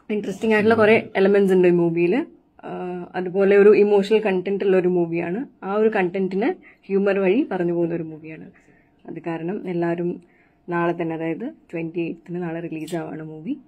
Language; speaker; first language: Malayalam; non-native, local second language; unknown